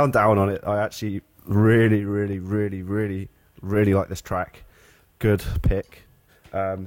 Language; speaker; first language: English; native; English